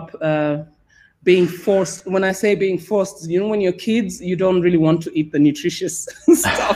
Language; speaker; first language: English; non-native, local second language; Swahili